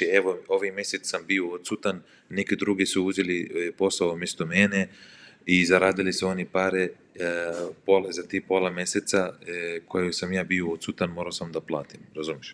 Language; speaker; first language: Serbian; non-native, learner; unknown